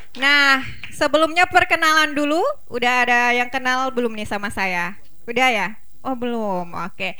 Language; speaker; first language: Indonesian; native; Indonesian